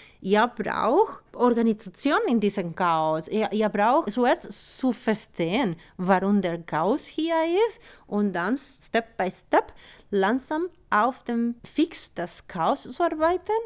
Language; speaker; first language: German; non-native, fluent; Spanish